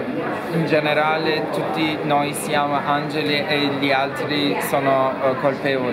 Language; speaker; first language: Italian; non-native, fluent; Turkish